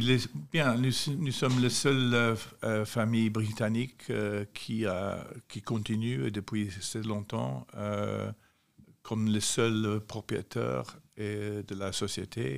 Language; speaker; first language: French; non-native, fluent; English